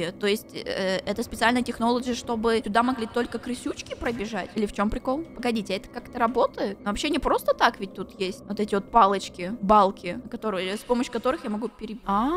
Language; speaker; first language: Russian; native; Russian